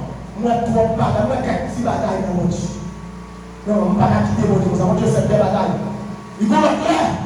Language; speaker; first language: French; non-native, local second language; Haitian Creole